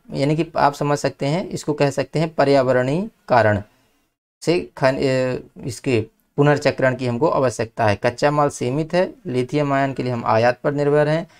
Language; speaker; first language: Hindi; native; Hindi